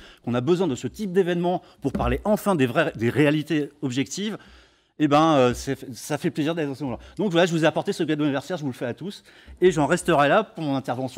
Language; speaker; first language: French; native; French